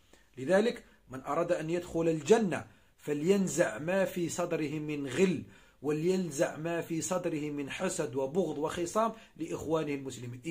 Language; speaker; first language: Arabic; native; Arabic